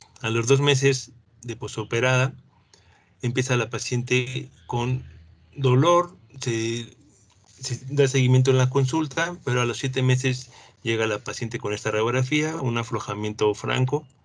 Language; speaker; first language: Spanish; native; Spanish